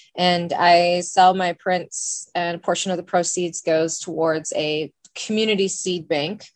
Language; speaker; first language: English; native; English